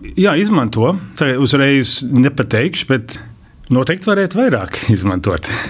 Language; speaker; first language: Latvian; early bilingual, heritage; Latvian